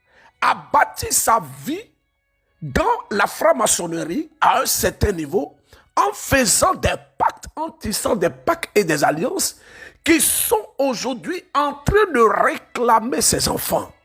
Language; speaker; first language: French; native; French